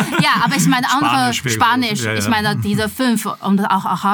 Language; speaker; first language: German; non-native, fluent; Chinese